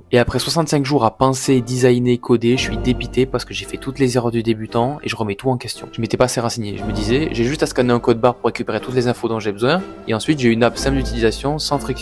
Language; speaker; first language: French; native; French